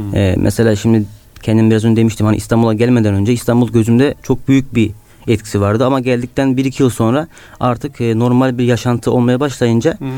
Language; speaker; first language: Turkish; native; Turkish